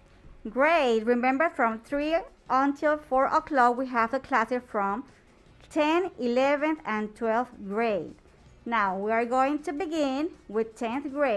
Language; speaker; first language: English; non-native, fluent; Spanish